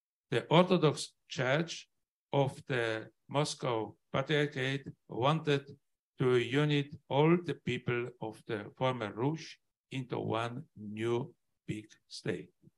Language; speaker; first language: English; non-native, learner; Polish